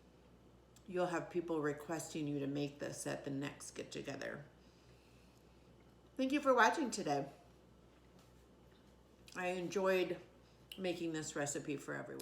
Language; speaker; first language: English; native; English